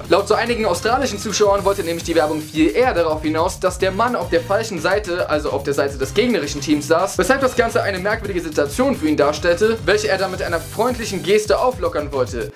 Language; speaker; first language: German; native; German